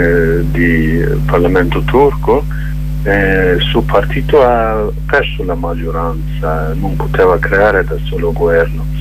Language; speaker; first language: Italian; non-native, learner; Kurdish